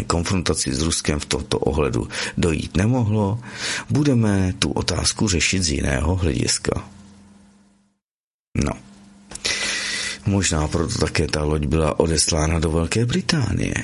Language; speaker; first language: Czech; native; Czech